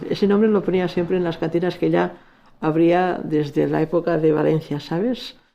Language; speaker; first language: Spanish; native; Spanish